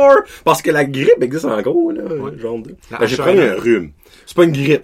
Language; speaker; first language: French; native; French